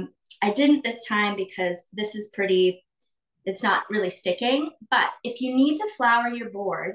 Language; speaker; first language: English; native; English